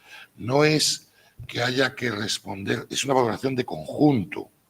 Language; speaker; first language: Spanish; native; Spanish